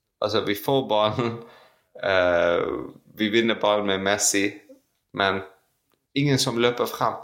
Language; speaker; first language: Norwegian; non-native, fluent; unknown